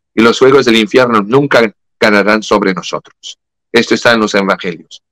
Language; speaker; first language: Spanish; non-native, fluent; French